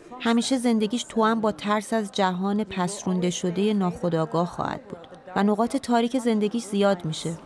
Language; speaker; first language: Persian; early bilingual, heritage; Persian